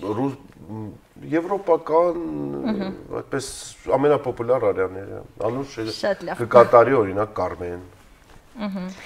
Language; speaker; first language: Armenian; native; Armenian